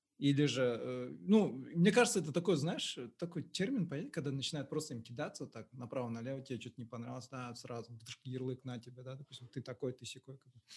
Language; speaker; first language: Russian; non-native, local second language; Kazakh